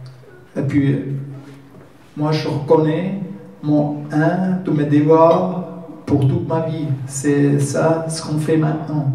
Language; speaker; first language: French; non-native, learner; German